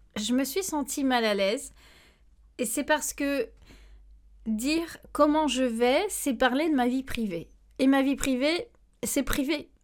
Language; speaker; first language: French; native; French